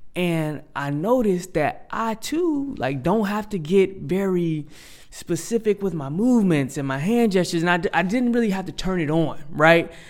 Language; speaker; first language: English; native; English